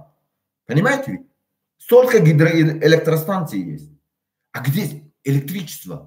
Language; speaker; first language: Russian; non-native, local second language; Tajik